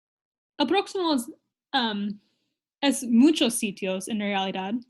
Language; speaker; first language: Spanish; non-native, fluent; English